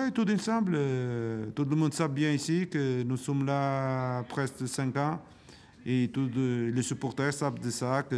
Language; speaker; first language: French; non-native, learner; Portuguese